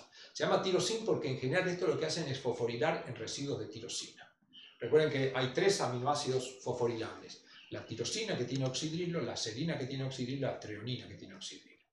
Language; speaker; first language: Spanish; native; Spanish